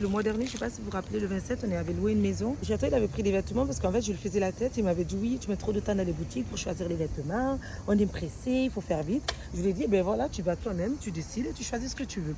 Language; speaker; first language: French; native; French